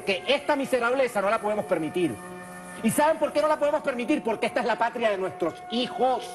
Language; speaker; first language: Spanish; native; Spanish